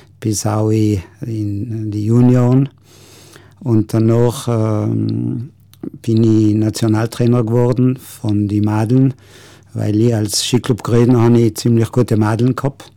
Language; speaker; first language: German; non-native, local second language; Ladin